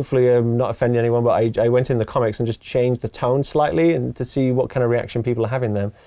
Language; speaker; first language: English; native; English